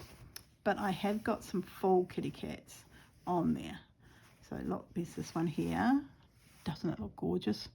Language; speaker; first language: English; native; English